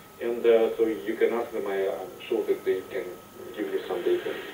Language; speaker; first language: English; non-native, fluent; Russian